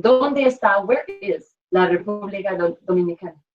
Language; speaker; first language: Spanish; non-native, fluent; English